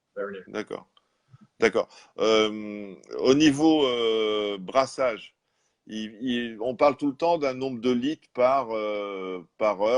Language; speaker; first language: French; native; French